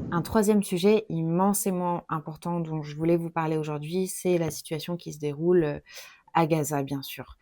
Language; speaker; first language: French; native; French